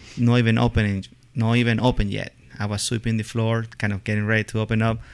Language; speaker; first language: English; non-native, fluent; Spanish